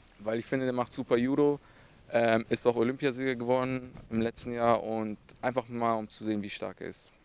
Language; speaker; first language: German; early bilingual, other home language; Russian